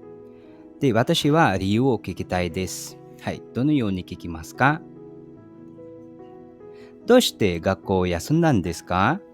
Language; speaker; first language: Japanese; non-native, fluent; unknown